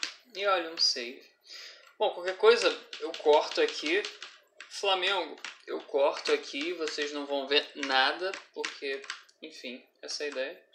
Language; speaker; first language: Portuguese; native; Portuguese